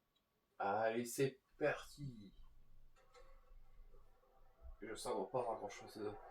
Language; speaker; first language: French; native; French